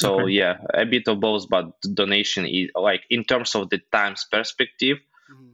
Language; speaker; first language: English; non-native, fluent; Ukrainian